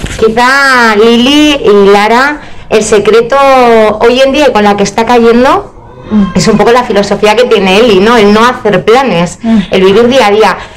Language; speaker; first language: Spanish; native; Spanish